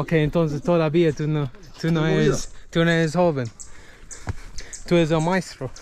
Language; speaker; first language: Spanish; non-native, learner; English